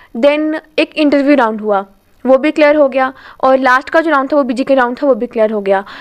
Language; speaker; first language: Hindi; native; Hindi